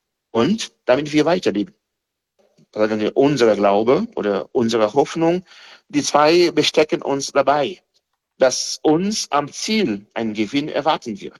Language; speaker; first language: German; non-native, fluent; Haitian Creole